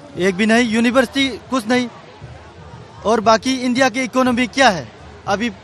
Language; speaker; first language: Hindi; non-native, local second language; Manipuri